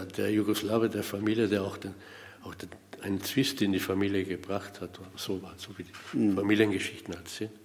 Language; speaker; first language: German; native; German